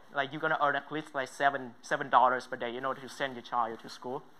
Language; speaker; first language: English; non-native, fluent; Vietnamese